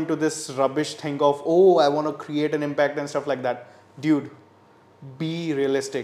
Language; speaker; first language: English; non-native, local second language; Hindi